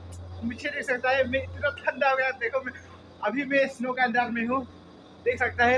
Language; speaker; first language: Hindi; non-native, local second language; Khasi